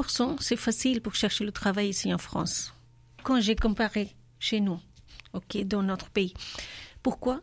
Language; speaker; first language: French; non-native, learner; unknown